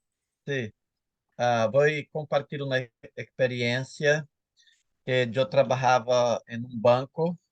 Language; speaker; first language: Spanish; non-native, fluent; Portuguese